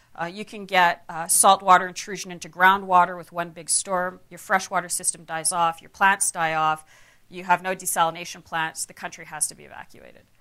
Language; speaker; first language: English; native; English